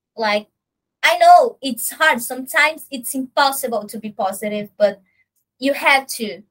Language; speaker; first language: English; non-native, learner; Portuguese